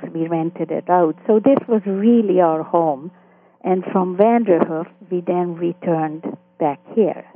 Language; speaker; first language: English; early bilingual, other home language; Hungarian